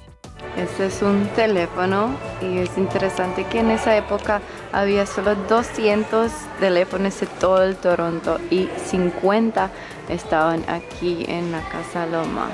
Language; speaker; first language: Spanish; non-native, fluent; Croatian